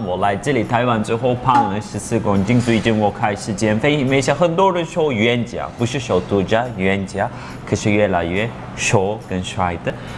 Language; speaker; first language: Chinese; non-native, fluent; Turkish